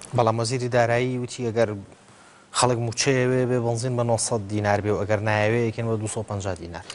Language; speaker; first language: Central Kurdish; native; Central Kurdish